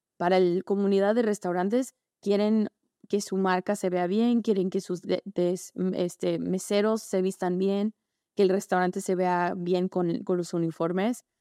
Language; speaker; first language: Spanish; early bilingual, heritage; Spanish